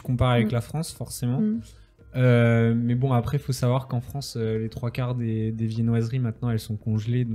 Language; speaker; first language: French; native; French